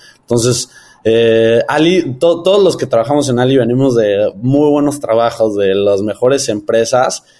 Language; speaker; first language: Spanish; early bilingual, heritage; Spanish